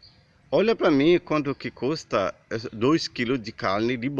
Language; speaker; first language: Portuguese; non-native, learner; Haitian Creole